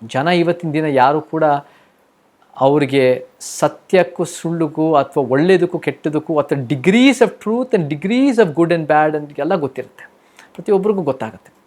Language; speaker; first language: Kannada; early bilingual, heritage; Kannada